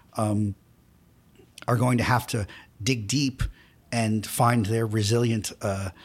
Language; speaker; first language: English; native; English